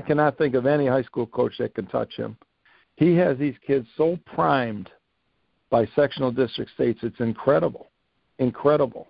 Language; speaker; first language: English; native; English